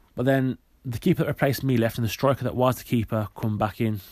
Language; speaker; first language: English; native; English